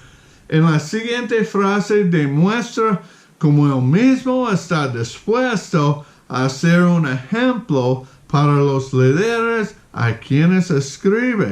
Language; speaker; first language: Spanish; non-native, fluent; English